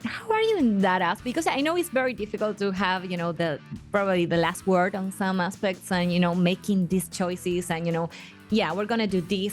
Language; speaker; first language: English; non-native, fluent; Spanish